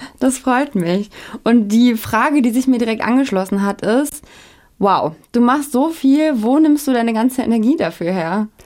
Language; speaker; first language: German; native; German